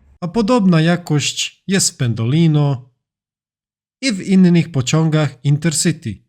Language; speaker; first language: Polish; non-native, fluent; Serbian